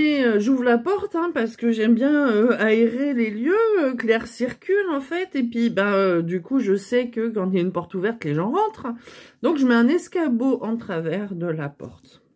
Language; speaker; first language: French; native; French